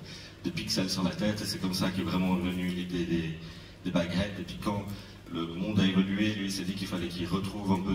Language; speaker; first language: French; native; French